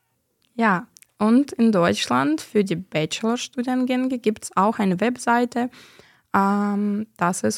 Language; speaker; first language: German; non-native, fluent; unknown